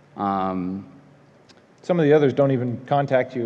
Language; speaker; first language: English; native; English